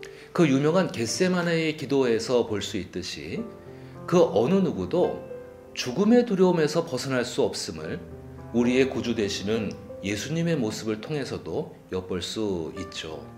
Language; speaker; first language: Korean; native; Korean